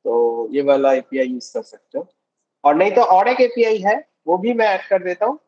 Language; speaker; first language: Hindi; non-native, local second language; Bangla